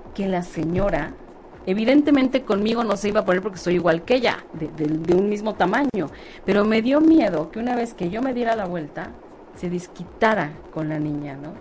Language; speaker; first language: Spanish; native; Spanish